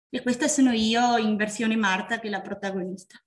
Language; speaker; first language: Italian; non-native, fluent; Spanish